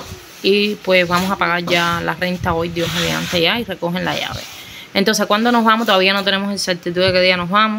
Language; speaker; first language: Spanish; native; Spanish